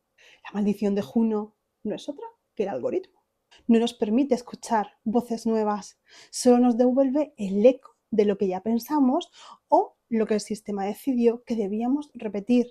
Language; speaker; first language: Spanish; native; Spanish